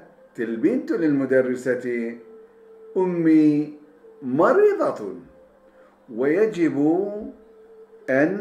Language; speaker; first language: Arabic; non-native, fluent; Turkish